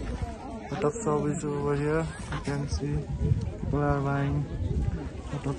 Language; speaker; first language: English; non-native, learner; Nepali